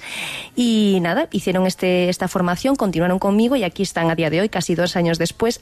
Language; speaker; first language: Spanish; native; Spanish